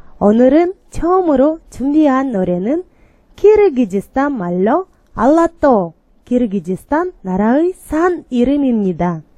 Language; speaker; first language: Korean; non-native, learner; Kyrgyz